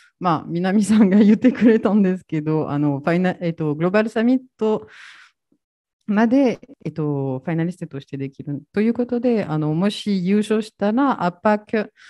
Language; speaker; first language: Japanese; non-native, fluent; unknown